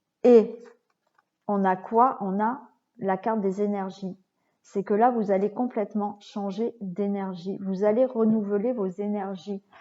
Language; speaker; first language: French; native; French